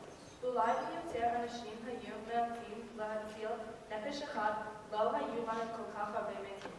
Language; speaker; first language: Hebrew; non-native, learner; English